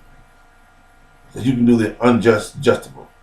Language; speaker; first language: English; native; English